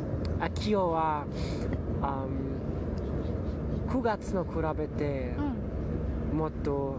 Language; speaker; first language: Japanese; non-native, learner; German